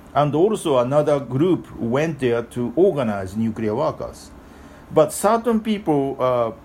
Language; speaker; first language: English; non-native, fluent; Japanese